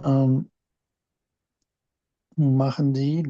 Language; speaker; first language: German; non-native, learner; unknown